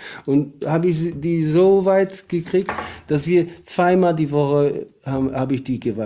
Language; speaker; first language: German; non-native, learner; Polish